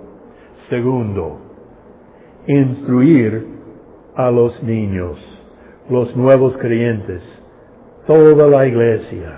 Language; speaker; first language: Spanish; non-native, fluent; English